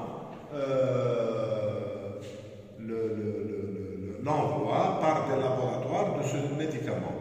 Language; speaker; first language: French; non-native, local second language; Arabic